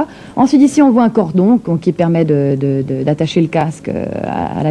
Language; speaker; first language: French; native; French